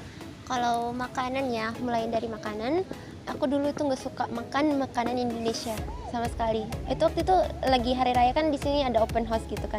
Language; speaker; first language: Indonesian; early bilingual, heritage; Indonesian